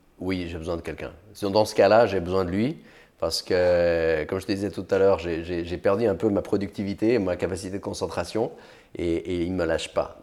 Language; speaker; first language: French; early bilingual, other home language; Portuguese